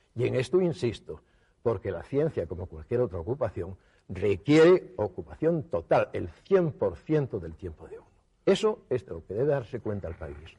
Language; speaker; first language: Spanish; native; Spanish